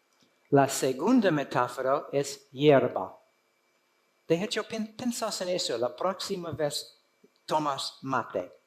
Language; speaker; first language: Spanish; non-native, fluent; English